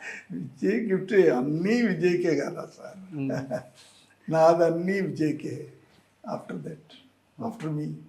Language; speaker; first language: Telugu; non-native, learner; Tamil